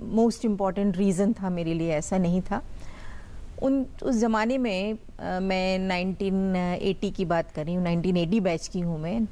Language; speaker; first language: Hindi; native; Hindi